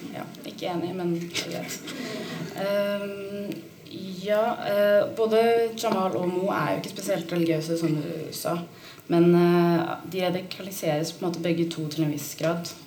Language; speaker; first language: Norwegian; native; Norwegian